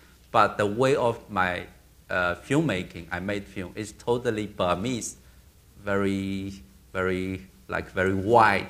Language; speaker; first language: English; non-native, learner; Chinese